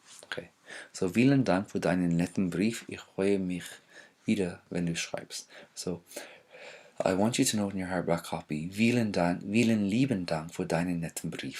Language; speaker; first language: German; non-native, fluent; English